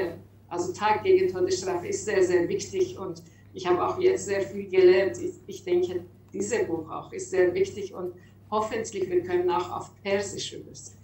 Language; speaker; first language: German; non-native, learner; Persian